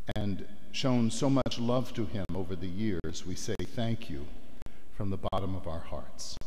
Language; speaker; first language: English; native; English